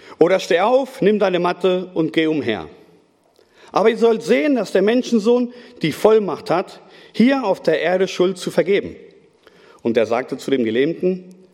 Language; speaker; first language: German; non-native, fluent; Spanish